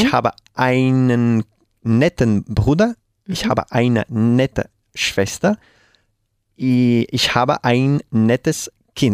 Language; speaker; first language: German; non-native, fluent; Spanish